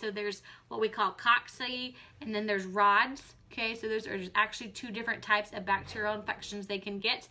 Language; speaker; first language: English; native; English